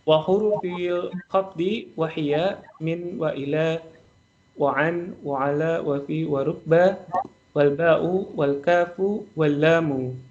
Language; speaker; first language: Arabic; non-native, learner; Indonesian